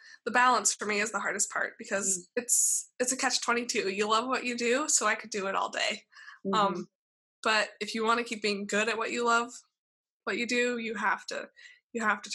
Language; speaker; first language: English; native; English